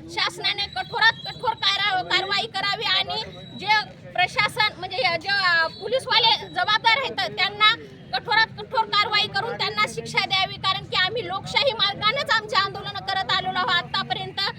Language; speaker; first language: Marathi; native; Marathi